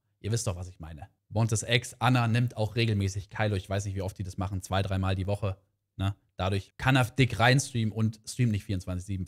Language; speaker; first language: German; native; German